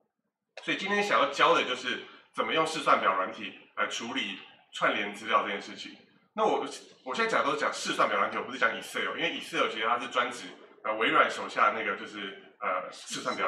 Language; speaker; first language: Chinese; native; Chinese